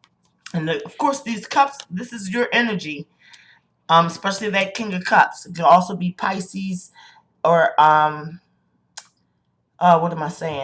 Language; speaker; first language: English; native; English